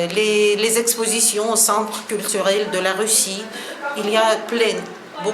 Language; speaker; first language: French; non-native, learner; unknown